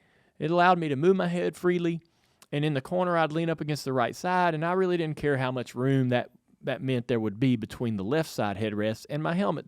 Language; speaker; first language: English; native; English